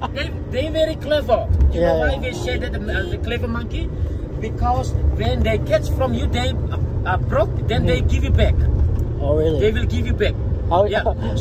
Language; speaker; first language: English; non-native, learner; Indonesian